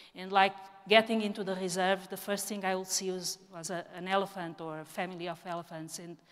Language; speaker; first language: English; non-native, fluent; Portuguese